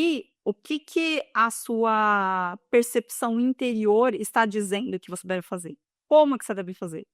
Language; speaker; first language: Portuguese; native; Portuguese